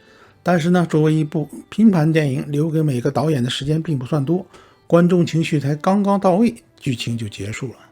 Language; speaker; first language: Chinese; native; Chinese